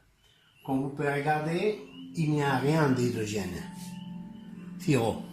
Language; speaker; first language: French; non-native, learner; Spanish